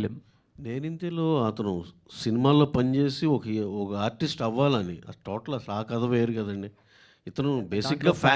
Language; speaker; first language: Telugu; native; Telugu